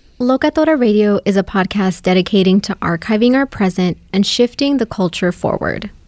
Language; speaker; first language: English; early bilingual, other home language; Spanish